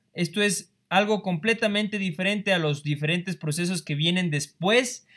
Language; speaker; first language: Spanish; native; Spanish